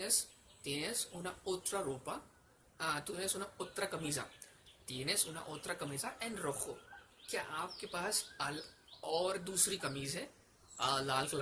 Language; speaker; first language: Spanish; non-native, learner; Hindi